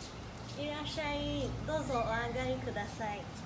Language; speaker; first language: Japanese; non-native, learner; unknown